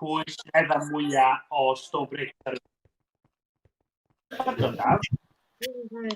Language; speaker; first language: Welsh; native; Welsh